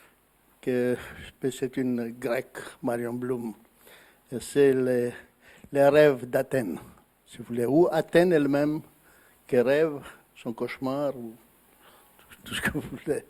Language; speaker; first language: French; non-native, fluent; Greek